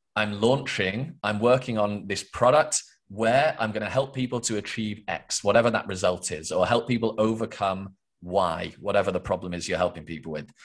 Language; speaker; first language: English; native; English